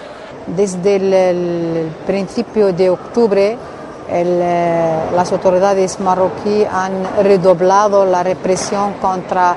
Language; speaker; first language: Spanish; non-native, fluent; Arabic